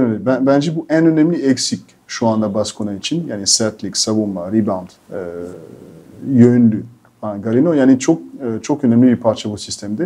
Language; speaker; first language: Turkish; non-native, fluent; French